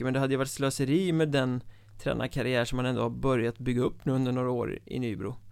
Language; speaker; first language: Swedish; native; Swedish